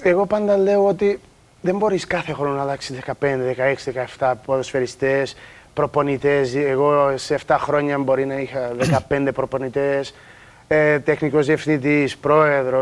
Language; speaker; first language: Greek; non-native, learner; Portuguese